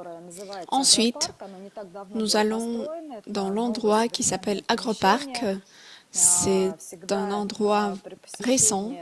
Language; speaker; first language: French; non-native, fluent; Russian